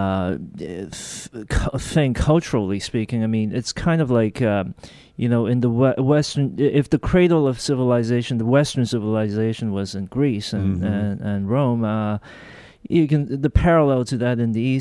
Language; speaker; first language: English; non-native, local second language; Korean